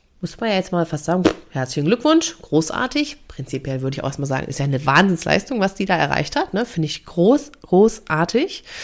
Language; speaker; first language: German; native; German